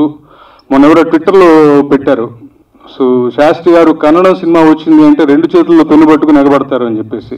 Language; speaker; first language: Telugu; native; Telugu